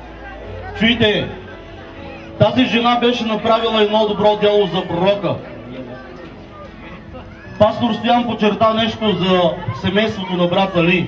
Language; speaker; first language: Bulgarian; non-native, local second language; Romany